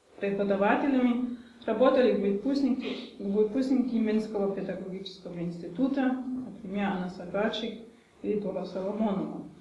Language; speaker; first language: Russian; non-native, fluent; German